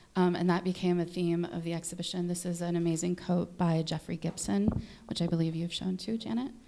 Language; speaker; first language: English; native; English